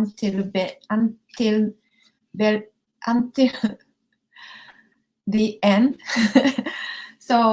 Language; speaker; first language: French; non-native, learner; Japanese